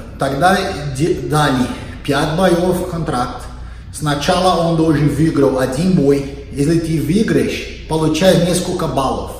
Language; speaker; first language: Russian; non-native, learner; Portuguese